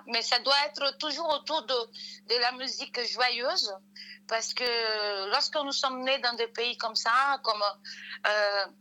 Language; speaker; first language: French; non-native, fluent; Portuguese